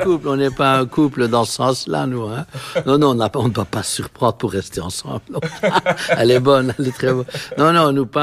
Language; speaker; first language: French; native; French